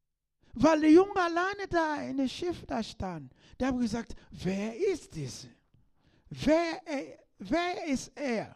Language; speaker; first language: German; non-native, learner; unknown